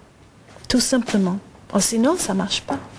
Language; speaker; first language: French; non-native, learner; English